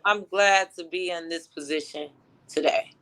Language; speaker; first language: English; native; English